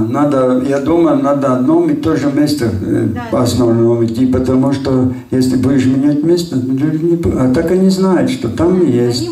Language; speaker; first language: Russian; non-native, local second language; Latvian